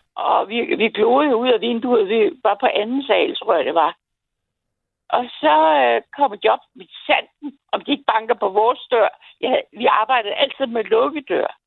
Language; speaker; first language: Danish; native; Danish